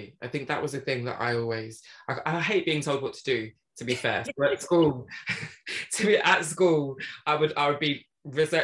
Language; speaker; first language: English; native; English